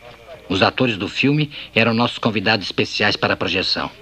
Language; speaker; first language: Portuguese; native; Portuguese